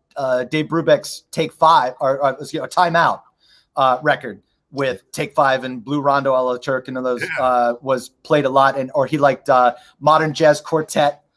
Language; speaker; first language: English; native; English